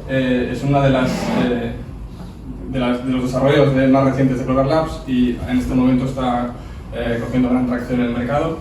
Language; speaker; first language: Spanish; native; Spanish